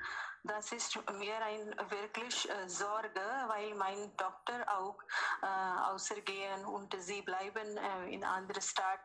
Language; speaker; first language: German; non-native, learner; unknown